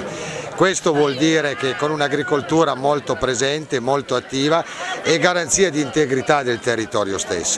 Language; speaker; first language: Italian; native; Italian